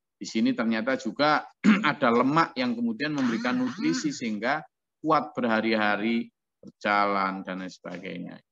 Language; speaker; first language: Indonesian; non-native, local second language; Javanese